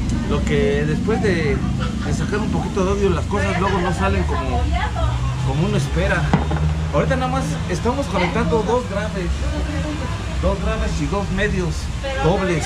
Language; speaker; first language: Spanish; native; Spanish